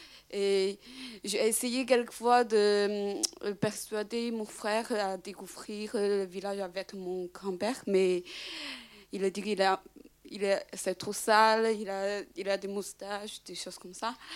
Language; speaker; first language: French; non-native, fluent; Chinese